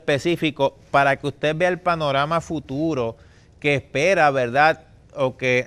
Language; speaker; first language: Spanish; native; Spanish